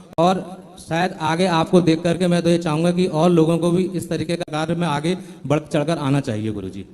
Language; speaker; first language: Hindi; native; Hindi